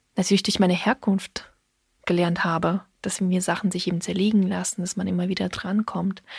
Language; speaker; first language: German; early bilingual, other home language; Russian